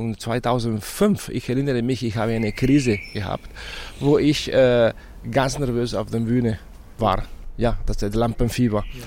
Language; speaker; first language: German; non-native, fluent; Spanish